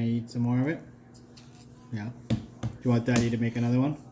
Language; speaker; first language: English; native; English